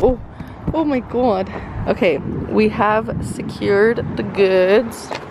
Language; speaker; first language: English; early bilingual, other home language; Spanish